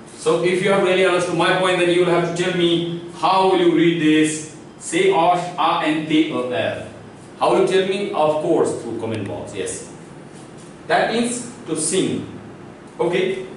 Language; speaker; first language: English; non-native, local second language; Hindi